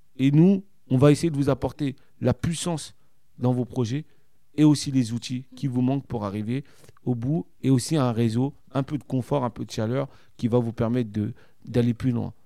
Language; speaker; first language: French; native; French